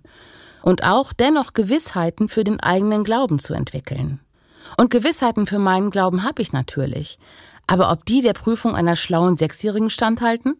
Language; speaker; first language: German; native; German